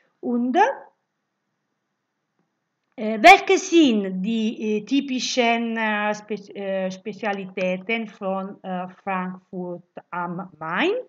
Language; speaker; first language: German; non-native, learner; Italian